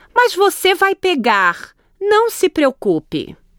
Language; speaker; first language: Portuguese; native; Portuguese